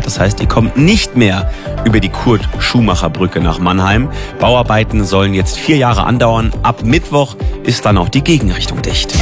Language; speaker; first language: German; native; German